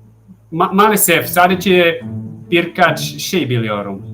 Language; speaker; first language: Turkish; non-native, learner; English